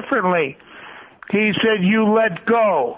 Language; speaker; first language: English; native; English